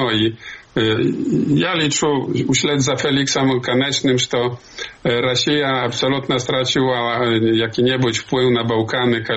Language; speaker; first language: Polish; non-native, learner; Belarusian